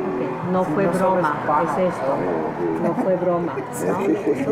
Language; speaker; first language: Spanish; non-native, fluent; French